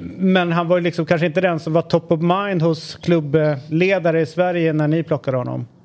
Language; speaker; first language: Swedish; native; Swedish